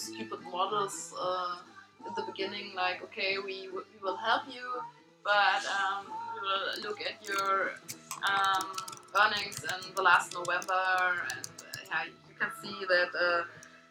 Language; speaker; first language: English; non-native, fluent; German